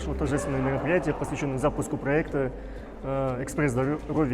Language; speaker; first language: Russian; native; Russian